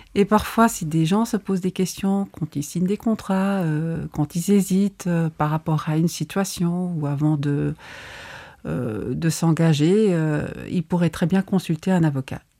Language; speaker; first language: French; native; French